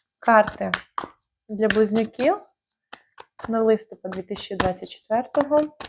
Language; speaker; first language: Ukrainian; non-native, local second language; Russian